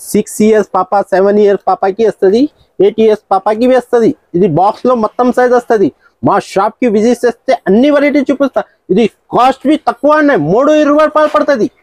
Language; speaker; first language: Telugu; non-native, local second language; Urdu